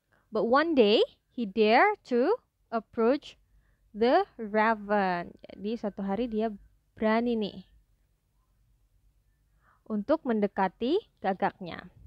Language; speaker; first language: English; non-native, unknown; Indonesian